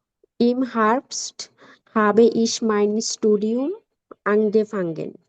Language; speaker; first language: German; non-native, learner; Bangla